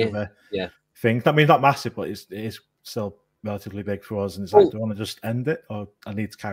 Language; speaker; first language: English; native; English